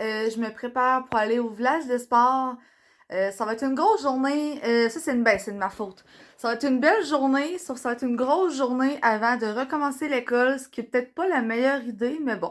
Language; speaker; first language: French; native; French